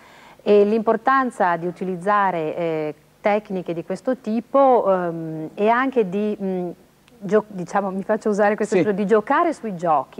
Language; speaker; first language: Italian; native; Italian